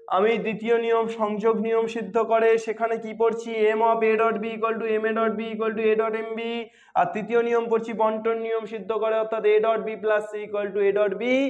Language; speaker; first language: Hindi; non-native, local second language; Bangla